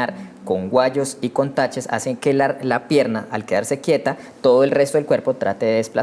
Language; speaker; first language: Spanish; native; Spanish